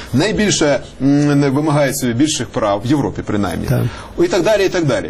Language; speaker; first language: Ukrainian; native; Ukrainian